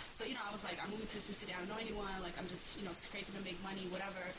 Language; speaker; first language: English; early bilingual, other home language; Bosnian